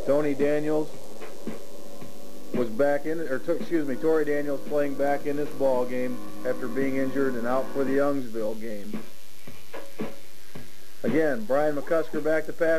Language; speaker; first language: English; native; English